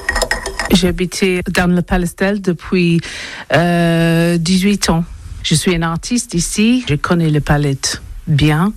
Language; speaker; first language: French; non-native, learner; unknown